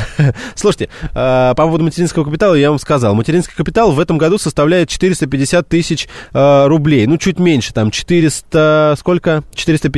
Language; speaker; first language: Russian; native; Russian